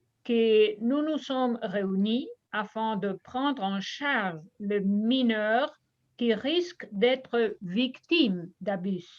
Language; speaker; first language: French; non-native, fluent; Spanish